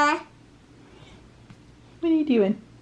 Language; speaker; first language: English; native; English